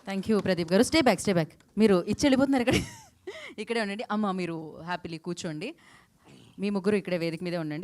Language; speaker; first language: Telugu; native; Telugu